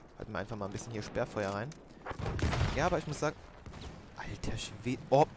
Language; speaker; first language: German; native; German